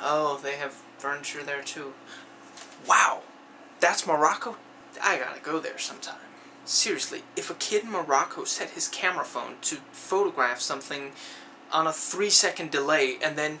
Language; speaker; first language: English; native; English